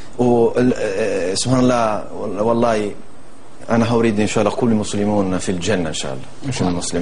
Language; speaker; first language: Arabic; non-native, learner; Italian